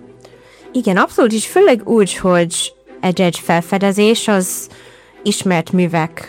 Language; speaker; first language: Hungarian; non-native, fluent; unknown